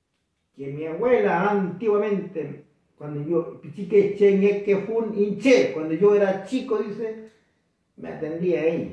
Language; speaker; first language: Spanish; non-native, local second language; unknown